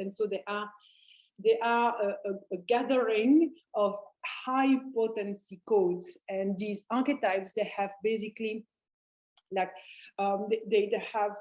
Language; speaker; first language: English; non-native, fluent; French